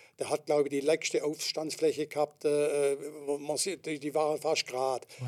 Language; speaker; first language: German; native; German